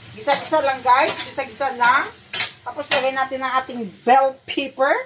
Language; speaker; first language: Filipino; non-native, local second language; Hiligaynon